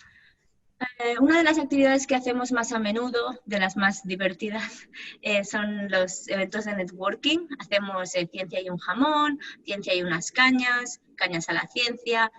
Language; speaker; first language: Spanish; native; Spanish